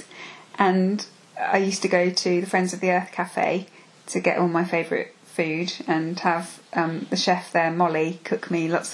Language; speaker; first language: English; native; English